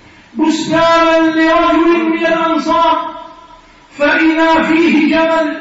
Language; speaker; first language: Arabic; native; Arabic